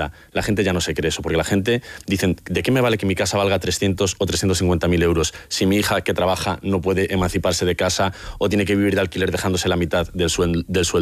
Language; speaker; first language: Spanish; native; Spanish